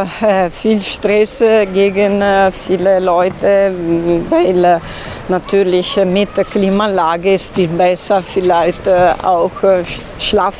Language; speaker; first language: German; non-native, learner; Italian